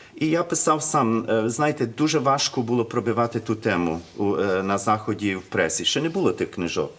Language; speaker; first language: Ukrainian; early bilingual, heritage; Ukrainian